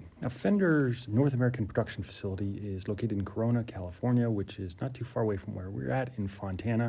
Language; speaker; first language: English; native; English